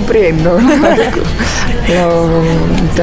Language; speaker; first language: Spanish; non-native, learner; Portuguese